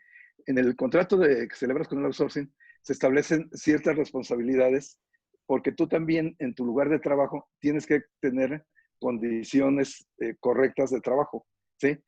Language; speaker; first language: Spanish; native; Spanish